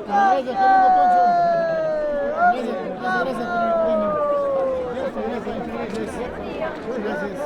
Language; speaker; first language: Spanish; native; Spanish